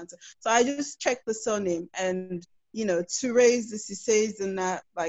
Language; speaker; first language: English; non-native, local second language; Krio